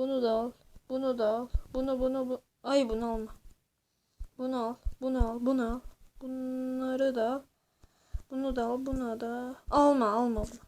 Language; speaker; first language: Turkish; native; Turkish